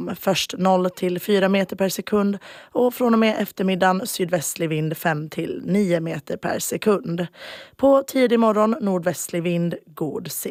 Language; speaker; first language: Swedish; native; Swedish